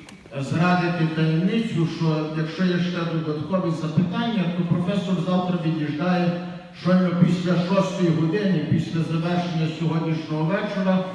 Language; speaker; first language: Ukrainian; native; Ukrainian